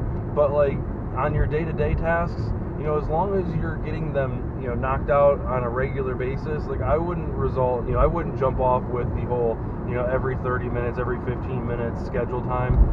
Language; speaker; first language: English; native; English